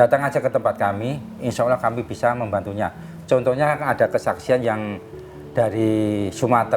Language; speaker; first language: Indonesian; non-native, local second language; Javanese